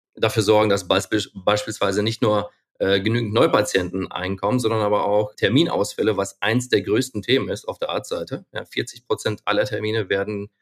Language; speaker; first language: German; non-native, fluent; Ukrainian